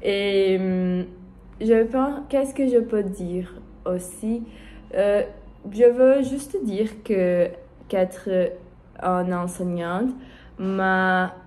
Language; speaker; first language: French; non-native, learner; Portuguese